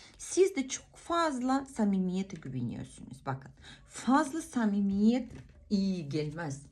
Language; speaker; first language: Turkish; non-native, fluent; Russian